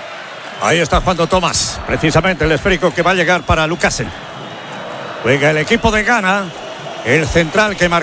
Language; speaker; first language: Spanish; native; Spanish